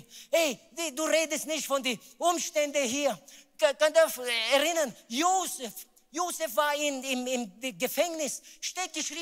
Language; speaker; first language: German; non-native, learner; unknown